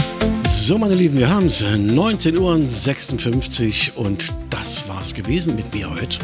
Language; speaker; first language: German; native; German